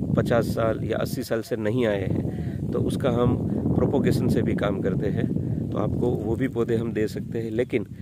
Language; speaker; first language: Hindi; non-native, local second language; Gujarati